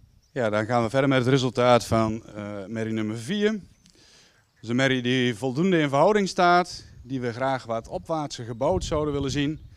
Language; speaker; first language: Dutch; native; Dutch